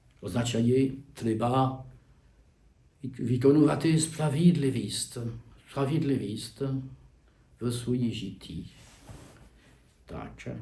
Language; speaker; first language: Ukrainian; non-native, learner; French